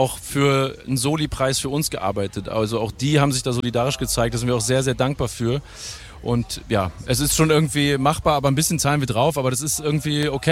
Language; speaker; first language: German; native; German